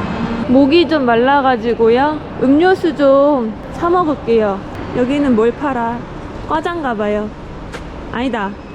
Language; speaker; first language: Korean; native; Korean